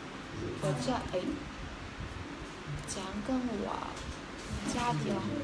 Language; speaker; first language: Chinese; non-native, fluent; Vietnamese